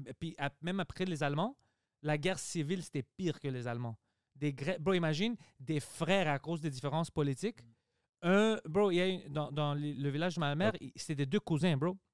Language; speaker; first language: French; early bilingual, other home language; Greek